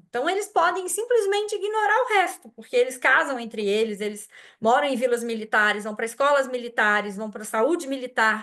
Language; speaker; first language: Portuguese; native; Portuguese